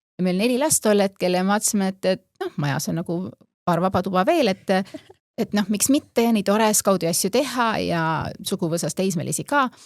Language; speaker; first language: Estonian; native; Estonian